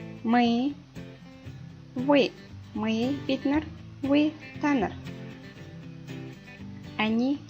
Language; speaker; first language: Russian; non-native, learner; Mongolian